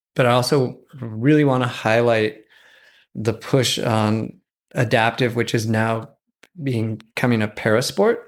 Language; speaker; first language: English; native; English